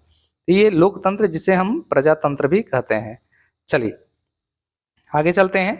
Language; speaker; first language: Hindi; native; Hindi